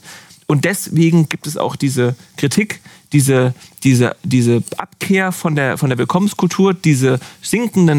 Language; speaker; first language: German; native; German